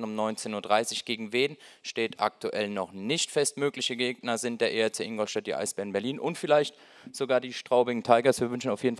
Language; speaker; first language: German; native; German